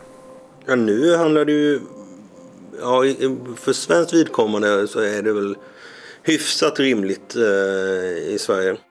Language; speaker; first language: Swedish; native; Swedish